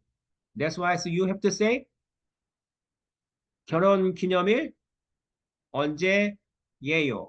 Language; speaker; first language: English; non-native, learner; Korean